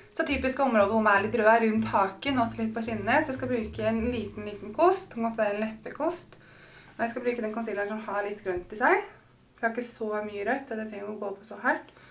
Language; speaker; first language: Norwegian; native; Norwegian